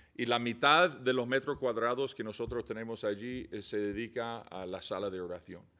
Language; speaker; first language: Spanish; non-native, fluent; English